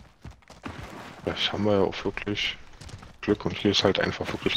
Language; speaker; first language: German; native; German